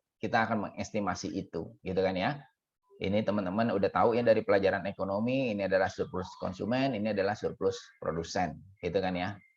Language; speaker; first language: Indonesian; native; Indonesian